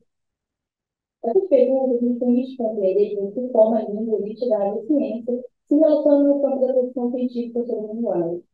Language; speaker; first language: Portuguese; native; Portuguese